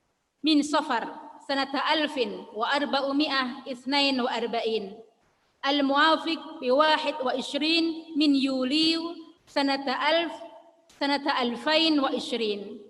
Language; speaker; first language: Arabic; non-native, fluent; Indonesian